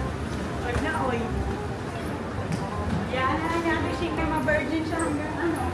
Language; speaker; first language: Filipino; non-native, fluent; Indonesian